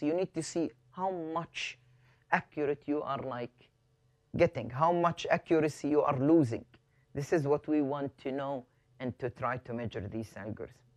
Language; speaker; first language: English; non-native, fluent; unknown